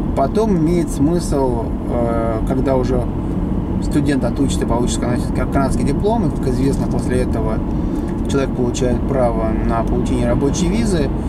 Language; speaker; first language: Russian; native; Russian